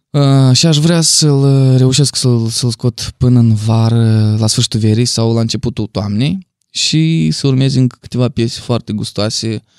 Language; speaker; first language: Romanian; native; Romanian